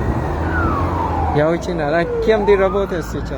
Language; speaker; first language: Russian; non-native, fluent; Thai